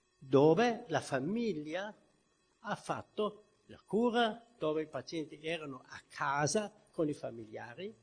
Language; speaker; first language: Italian; non-native, fluent; German